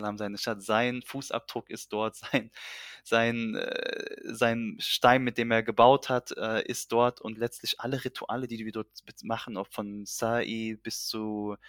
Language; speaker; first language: German; early bilingual, heritage; Urdu